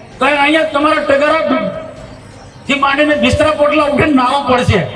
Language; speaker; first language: Gujarati; non-native, local second language; Vasavi